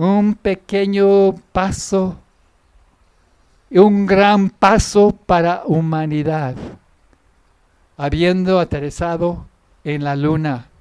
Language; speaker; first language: Spanish; non-native, fluent; English